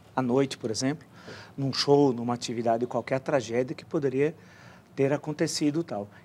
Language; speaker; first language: Portuguese; native; Portuguese